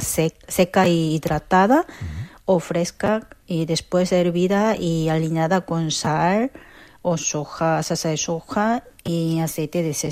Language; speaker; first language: Spanish; non-native, fluent; Korean